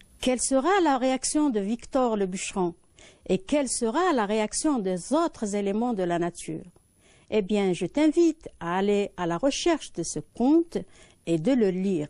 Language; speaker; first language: French; non-native, local second language; Arabic